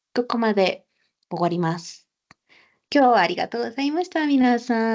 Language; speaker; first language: Japanese; non-native, fluent; Spanish